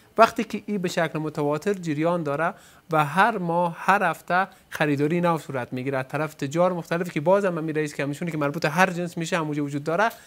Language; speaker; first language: Persian; native; Persian